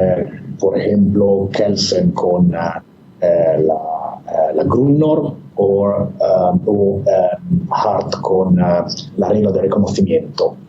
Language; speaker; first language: Spanish; non-native, fluent; Italian